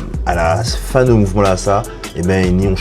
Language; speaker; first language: French; non-native, local second language; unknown